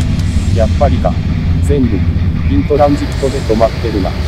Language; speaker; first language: Japanese; native; Japanese